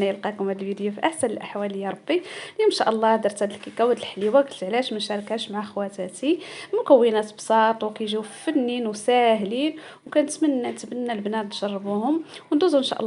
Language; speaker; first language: Arabic; native; Arabic